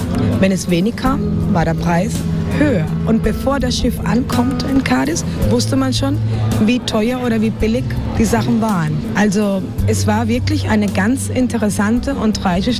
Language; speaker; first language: German; non-native, fluent; Spanish